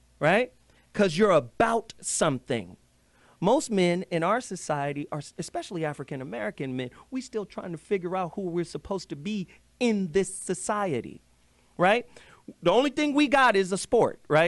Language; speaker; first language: English; native; English